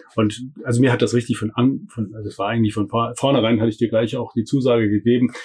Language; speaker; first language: German; native; German